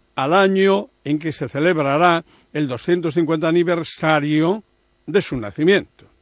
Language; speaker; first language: Spanish; native; Spanish